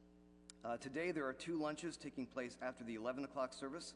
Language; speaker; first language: English; native; English